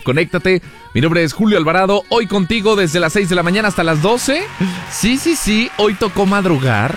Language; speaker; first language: Spanish; native; Spanish